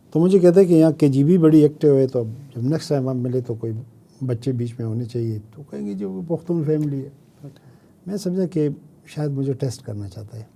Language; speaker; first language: Urdu; non-native, local second language; Pashto